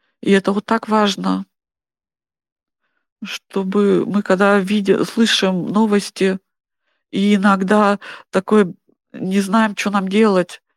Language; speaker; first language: Russian; non-native, fluent; German